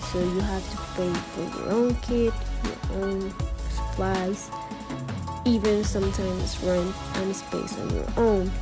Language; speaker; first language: English; non-native, fluent; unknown